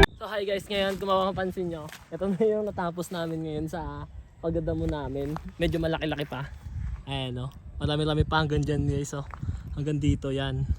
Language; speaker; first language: Filipino; native; Filipino